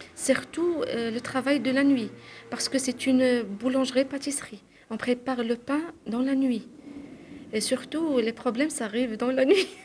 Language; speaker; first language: French; non-native, local second language; Arabic